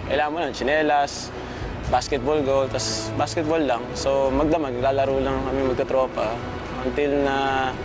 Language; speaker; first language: Filipino; native; Filipino